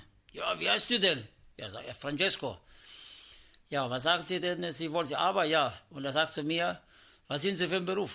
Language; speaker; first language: German; non-native, learner; Italian